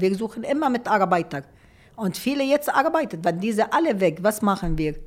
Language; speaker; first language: German; non-native, local second language; Arabic